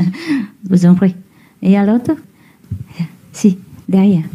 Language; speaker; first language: French; non-native, learner; Vietnamese